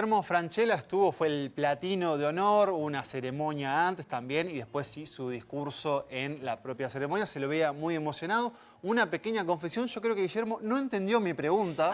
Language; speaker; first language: Spanish; native; Spanish